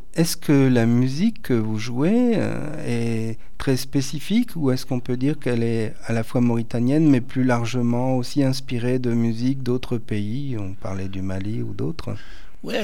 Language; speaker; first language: French; native; French